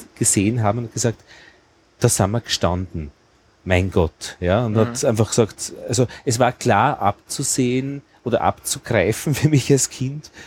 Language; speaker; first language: German; native; German